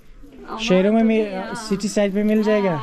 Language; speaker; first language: Hindi; non-native, learner; Persian